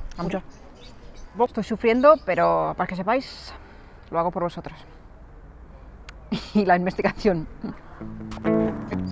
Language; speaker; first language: Spanish; non-native, fluent; English